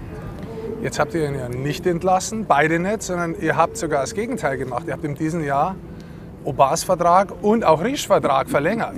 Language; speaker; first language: German; native; German